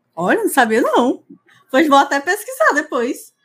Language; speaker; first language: Portuguese; native; Portuguese